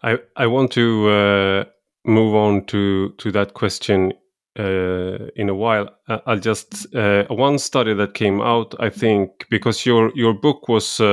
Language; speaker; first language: English; non-native, fluent; Swedish